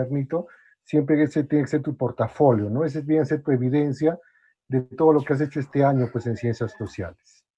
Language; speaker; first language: Spanish; native; Spanish